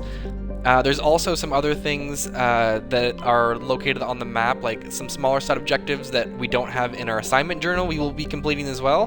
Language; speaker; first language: English; native; English